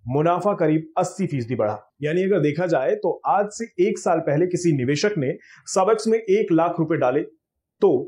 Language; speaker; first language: Hindi; native; Hindi